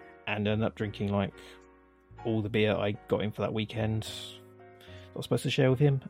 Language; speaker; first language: English; native; English